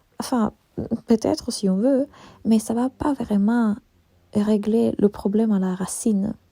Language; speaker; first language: French; non-native, fluent; Italian